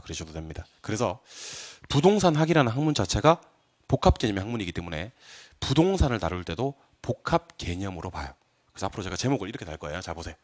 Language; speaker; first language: Korean; native; Korean